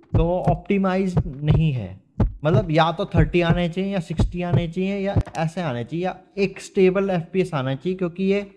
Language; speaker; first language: Hindi; native; Hindi